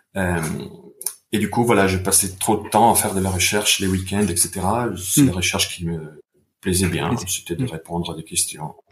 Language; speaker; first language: French; non-native, fluent; Italian